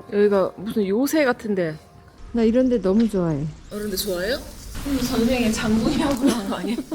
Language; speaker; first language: Korean; native; Korean